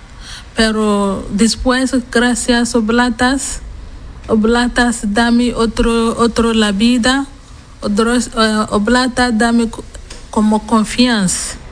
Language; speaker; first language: Spanish; non-native, learner; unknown